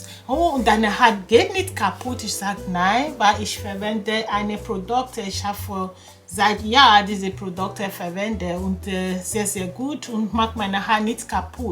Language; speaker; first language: German; non-native, learner; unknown